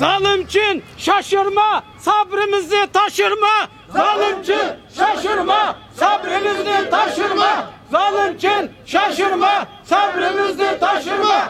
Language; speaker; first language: Turkish; non-native, fluent; Uyghur